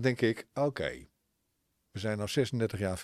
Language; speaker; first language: Dutch; native; Dutch